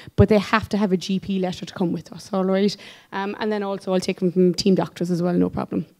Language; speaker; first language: English; native; English